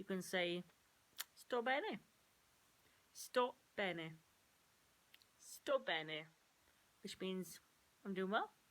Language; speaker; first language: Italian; non-native, learner; English